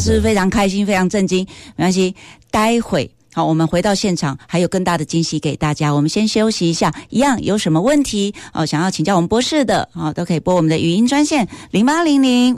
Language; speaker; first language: Chinese; native; Chinese